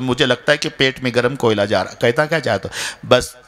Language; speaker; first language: Hindi; non-native, local second language; Marathi